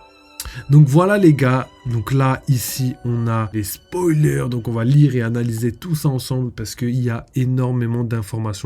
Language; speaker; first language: French; native; French